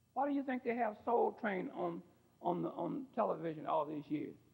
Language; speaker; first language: English; native; English